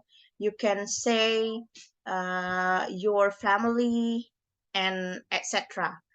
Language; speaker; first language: English; non-native, learner; Indonesian